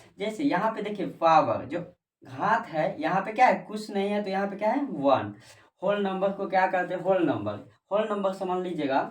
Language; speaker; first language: Hindi; native; Hindi